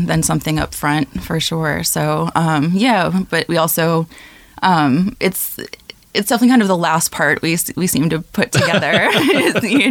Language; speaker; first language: English; native; English